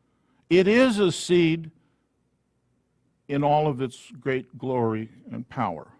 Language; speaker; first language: English; native; English